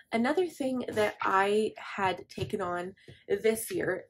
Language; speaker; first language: English; native; English